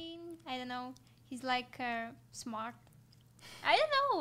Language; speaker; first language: English; non-native, learner; Russian